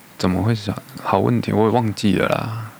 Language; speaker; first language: Chinese; native; Chinese